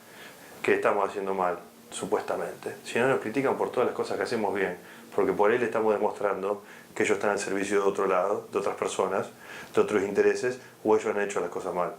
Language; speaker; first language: Spanish; native; Spanish